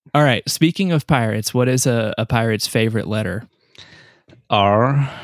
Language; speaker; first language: English; native; English